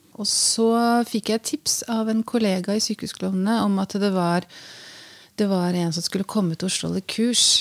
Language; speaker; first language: Norwegian; native; Norwegian